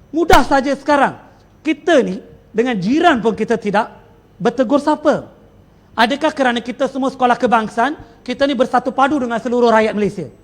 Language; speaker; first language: Malay; non-native, local second language; Tamil